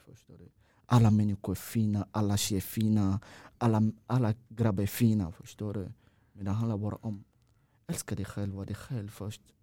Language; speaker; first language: Swedish; non-native, fluent; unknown